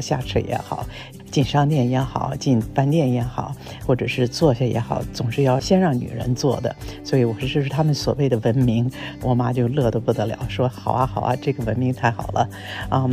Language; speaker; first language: Chinese; native; Chinese